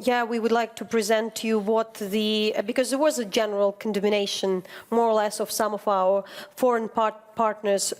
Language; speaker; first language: English; non-native, fluent; Ukrainian